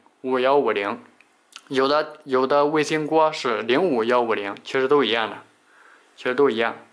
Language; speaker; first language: Chinese; native; Chinese